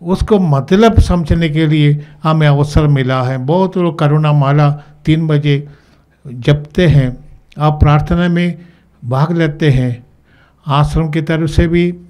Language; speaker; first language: Hindi; native; Hindi